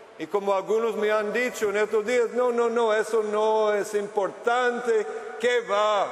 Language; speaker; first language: Spanish; non-native, fluent; English